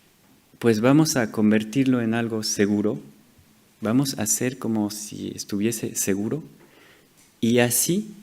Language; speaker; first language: Spanish; non-native, fluent; French